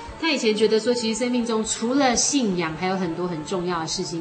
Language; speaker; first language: Chinese; native; Chinese